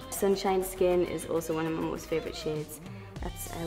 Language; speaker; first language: English; native; English